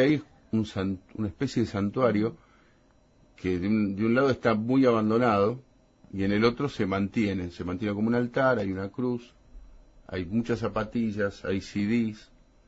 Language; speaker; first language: Spanish; native; Spanish